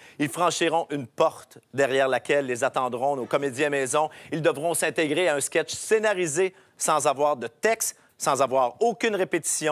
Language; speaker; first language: French; native; French